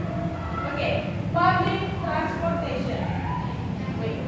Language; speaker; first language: English; non-native, fluent; Indonesian